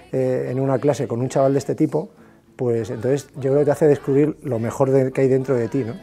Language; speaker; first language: Spanish; native; Spanish